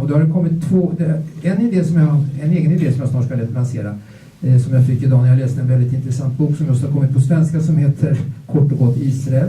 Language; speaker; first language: Swedish; native; Swedish